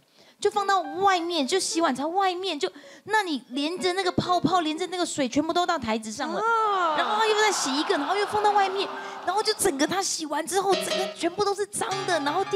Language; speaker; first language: Chinese; native; Chinese